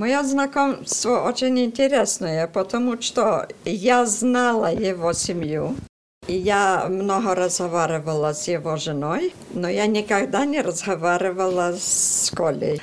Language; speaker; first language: Russian; early bilingual, heritage; Russian